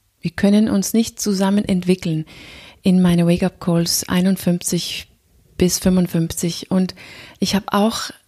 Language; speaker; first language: German; non-native, fluent; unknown